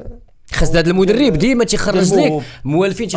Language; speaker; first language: Arabic; native; Arabic